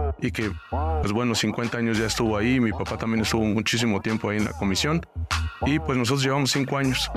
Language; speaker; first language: Spanish; native; Spanish